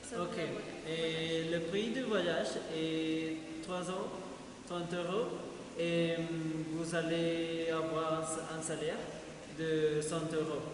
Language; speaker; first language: French; non-native, learner; Spanish